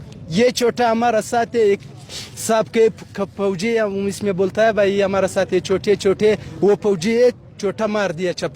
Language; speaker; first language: Hindi; non-native, local second language; Pashto